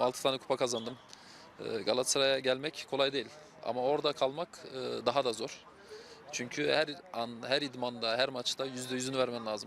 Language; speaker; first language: Turkish; early bilingual, heritage; Turkish